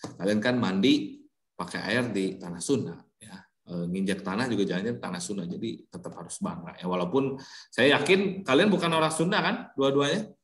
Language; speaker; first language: Indonesian; early bilingual, heritage; Indonesian